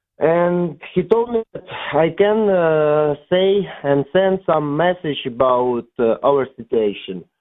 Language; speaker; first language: English; non-native, learner; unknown